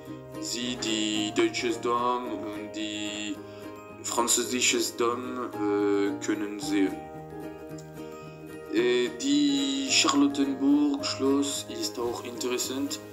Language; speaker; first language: German; non-native, learner; French